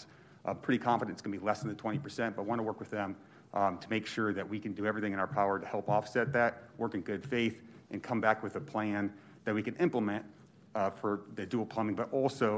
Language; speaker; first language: English; native; English